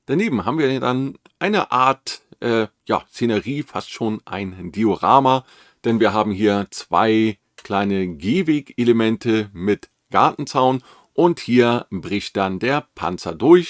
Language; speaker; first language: German; native; German